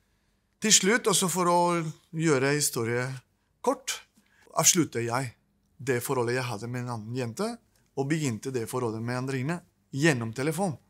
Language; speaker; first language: Norwegian; non-native, fluent; Spanish